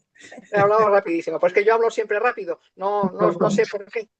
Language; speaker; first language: Spanish; native; Spanish